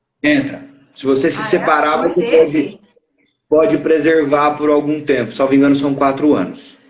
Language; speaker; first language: Portuguese; native; Portuguese